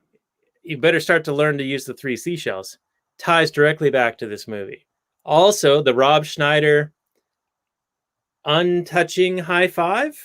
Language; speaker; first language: English; native; English